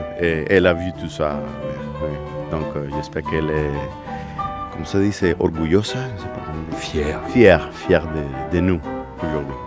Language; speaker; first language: French; non-native, fluent; Spanish